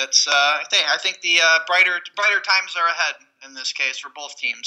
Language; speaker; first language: English; native; English